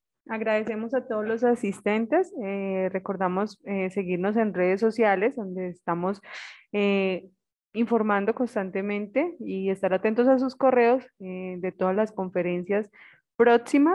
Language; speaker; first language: Spanish; native; Spanish